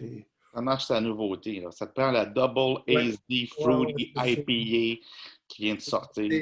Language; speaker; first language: French; native; French